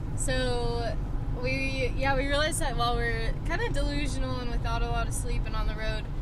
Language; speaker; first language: English; native; English